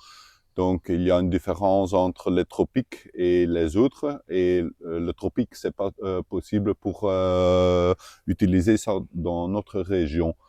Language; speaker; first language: French; non-native, local second language; Dutch